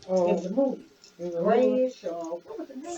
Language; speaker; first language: English; native; English